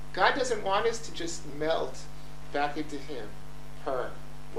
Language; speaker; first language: English; native; English